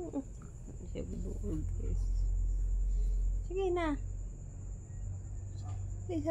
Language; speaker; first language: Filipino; non-native, local second language; Cebuano